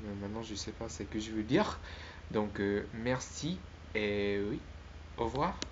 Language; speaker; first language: French; non-native, learner; Spanish